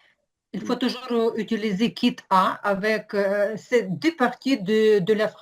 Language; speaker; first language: French; non-native, learner; Ukrainian